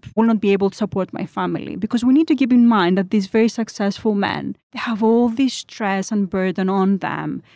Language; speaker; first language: English; non-native, fluent; Greek